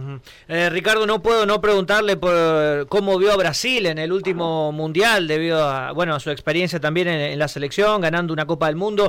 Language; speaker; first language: Spanish; native; Spanish